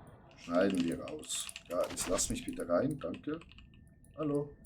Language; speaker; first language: German; native; German